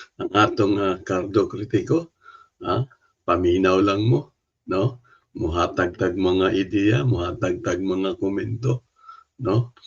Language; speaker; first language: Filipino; non-native, local second language; Cebuano